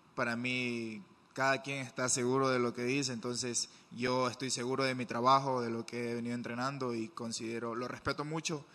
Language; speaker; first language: Spanish; native; Spanish